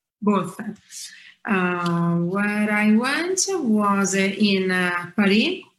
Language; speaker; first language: English; non-native, fluent; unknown